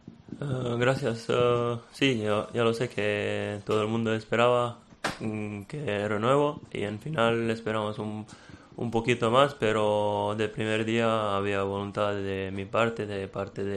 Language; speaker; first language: Spanish; non-native, fluent; Serbian